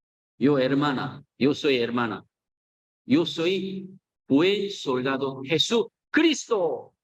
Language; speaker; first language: Spanish; non-native, learner; Korean